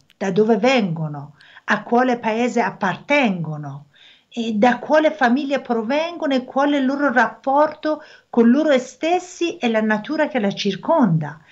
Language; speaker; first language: Italian; non-native, fluent; Persian